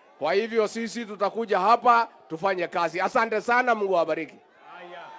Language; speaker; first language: Swahili; non-native, local second language; Kikuyu